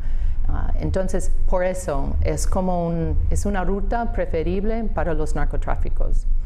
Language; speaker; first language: Spanish; non-native, fluent; English